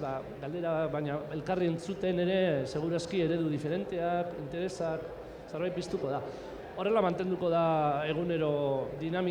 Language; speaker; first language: Basque; native; Basque